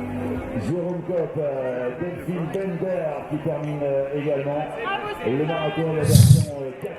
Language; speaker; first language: French; native; French